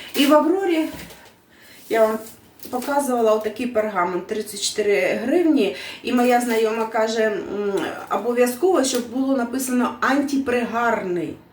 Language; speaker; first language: Ukrainian; non-native, local second language; Russian